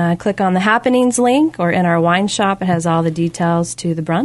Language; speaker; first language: English; native; English